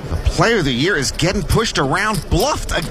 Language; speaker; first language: English; native; English